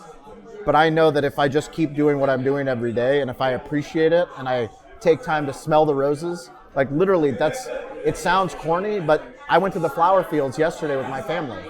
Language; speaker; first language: English; native; English